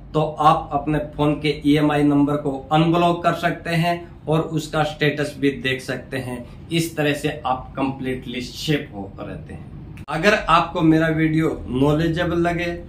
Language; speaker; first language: Hindi; native; Hindi